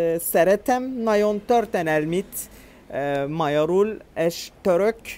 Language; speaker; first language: Hungarian; non-native, learner; Turkish